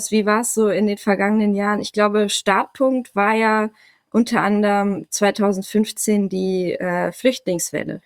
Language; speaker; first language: German; native; German